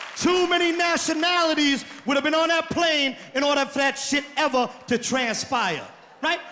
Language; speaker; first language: English; native; English